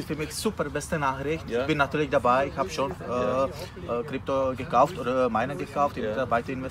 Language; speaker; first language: German; non-native, learner; Czech